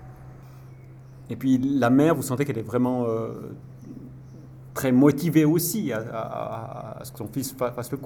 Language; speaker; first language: French; native; French